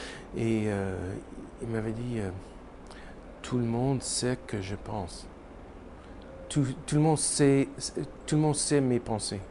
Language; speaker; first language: French; non-native, learner; English